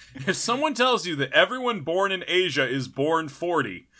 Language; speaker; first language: English; native; English